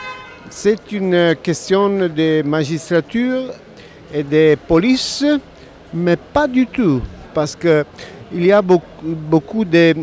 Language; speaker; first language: French; non-native, learner; Italian